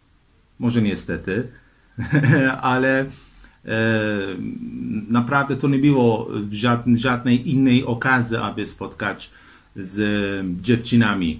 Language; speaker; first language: Polish; non-native, fluent; Persian